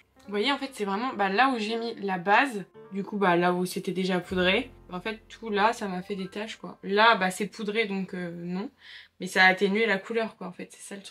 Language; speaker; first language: French; native; French